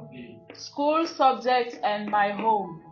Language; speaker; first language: English; non-native, fluent; French